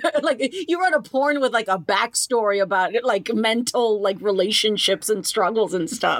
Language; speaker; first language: English; native; English